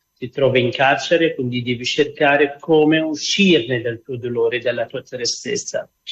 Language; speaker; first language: Italian; non-native, fluent; Arabic